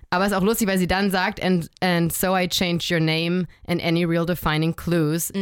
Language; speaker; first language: German; native; German